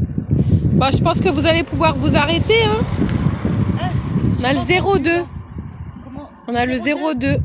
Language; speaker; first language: French; native; French